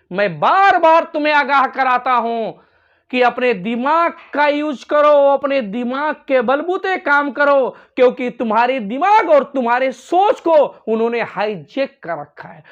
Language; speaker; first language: Hindi; non-native, local second language; Bhojpuri